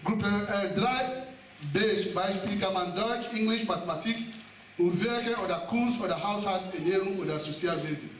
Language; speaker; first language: German; non-native, fluent; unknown